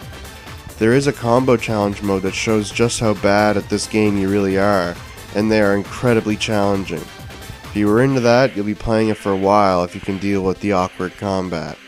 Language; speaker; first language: English; native; English